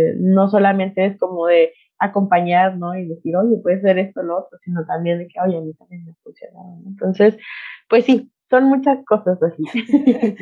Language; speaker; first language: Spanish; non-native, local second language; Nahuatl languages